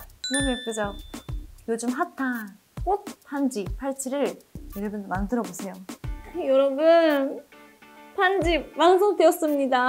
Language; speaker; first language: Korean; non-native, fluent; Japanese